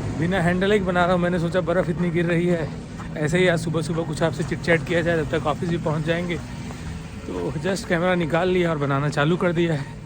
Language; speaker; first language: Hindi; native; Hindi